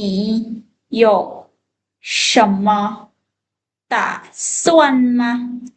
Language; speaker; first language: Chinese; non-native, fluent; Lao